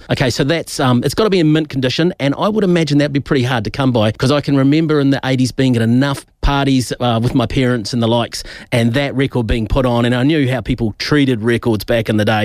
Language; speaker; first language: English; native; English